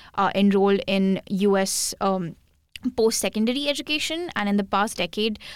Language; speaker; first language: English; non-native, local second language; Hindi